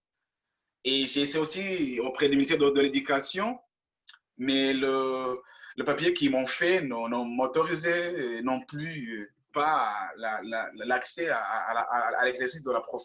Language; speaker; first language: French; non-native, local second language; Kinyarwanda